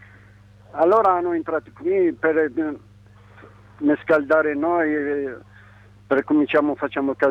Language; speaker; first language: Italian; non-native, learner; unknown